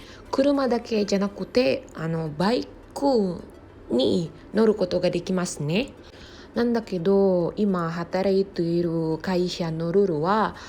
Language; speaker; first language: Japanese; non-native, learner; Indonesian